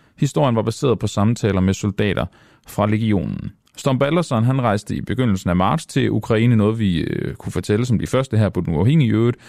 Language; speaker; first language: Danish; native; Danish